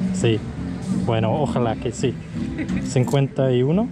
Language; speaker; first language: Spanish; non-native, learner; English